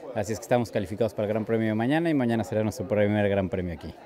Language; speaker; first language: Spanish; native; Spanish